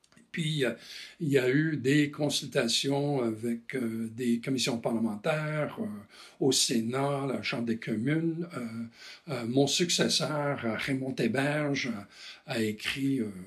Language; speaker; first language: French; non-native, fluent; English